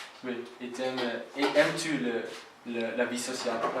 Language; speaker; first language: French; non-native, learner; English